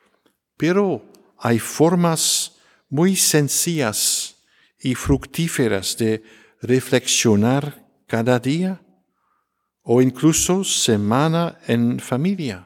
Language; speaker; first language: Spanish; non-native, fluent; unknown